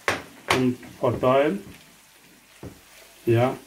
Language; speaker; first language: German; non-native, learner; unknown